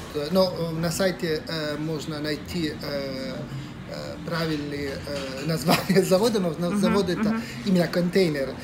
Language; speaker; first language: Russian; non-native, fluent; Italian